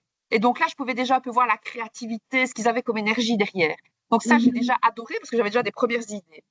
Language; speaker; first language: French; native; French